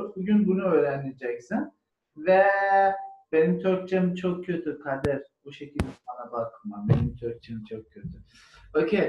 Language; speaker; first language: Turkish; non-native, learner; German